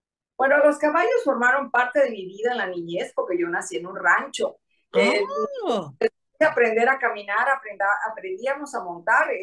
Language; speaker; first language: Spanish; native; Spanish